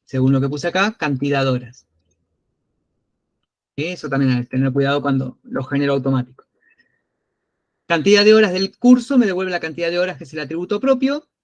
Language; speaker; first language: Spanish; native; Spanish